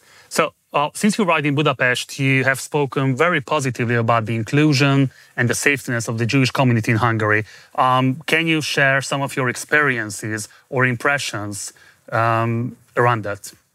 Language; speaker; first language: English; non-native, fluent; Hungarian